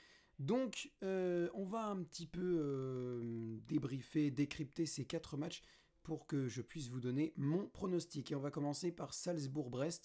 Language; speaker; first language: French; native; French